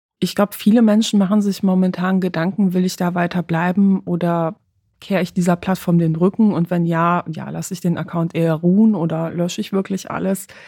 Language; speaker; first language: German; early bilingual, other home language; Polish